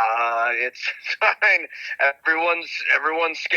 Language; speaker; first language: English; native; English